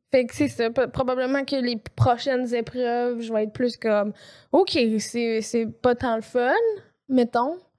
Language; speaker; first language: French; native; French